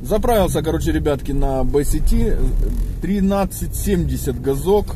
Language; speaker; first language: Russian; native; Russian